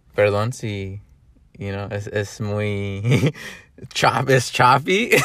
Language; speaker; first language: Spanish; early bilingual, other home language; English